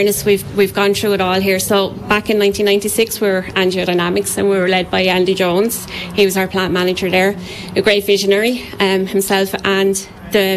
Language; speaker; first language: English; native; English